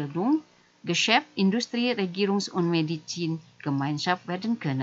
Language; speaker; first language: German; non-native, fluent; Indonesian